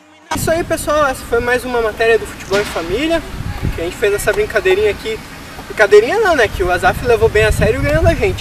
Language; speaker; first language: Portuguese; native; Portuguese